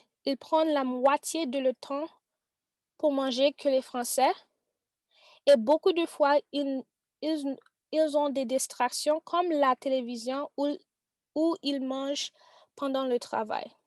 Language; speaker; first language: French; non-native, learner; English